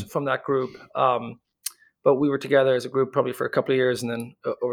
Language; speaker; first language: English; native; English